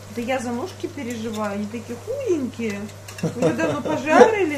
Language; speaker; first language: Russian; native; Russian